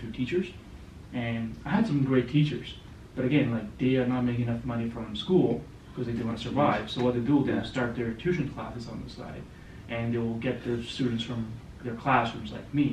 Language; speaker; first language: English; non-native, local second language; Gujarati